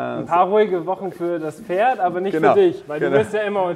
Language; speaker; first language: German; native; German